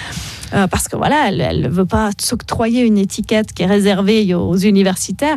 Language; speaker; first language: French; native; French